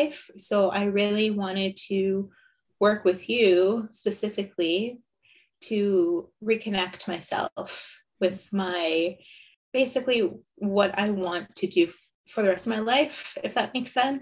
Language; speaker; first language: English; native; English